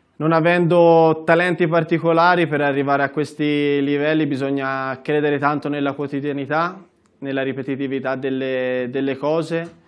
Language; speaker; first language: Italian; native; Italian